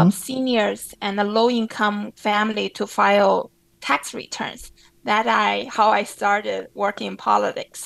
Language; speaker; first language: English; non-native, fluent; Chinese